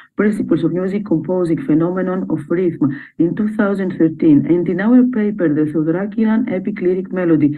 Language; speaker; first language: English; non-native, fluent; Greek